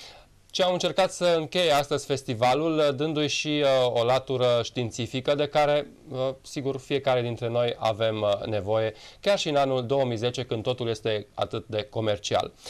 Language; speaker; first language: Romanian; native; Romanian